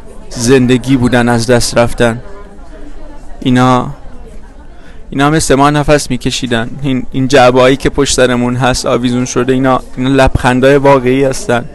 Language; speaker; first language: Persian; native; Persian